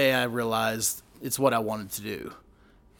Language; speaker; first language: English; native; English